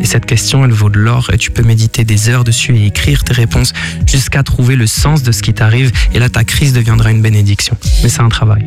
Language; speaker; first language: French; native; French